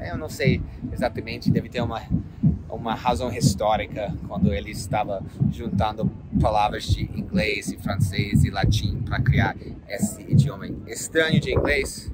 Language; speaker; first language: Portuguese; non-native, fluent; English